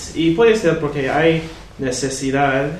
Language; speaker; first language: Spanish; non-native, fluent; English